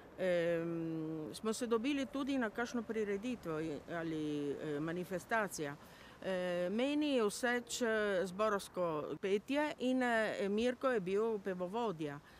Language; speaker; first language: Slovenian; native; Slovenian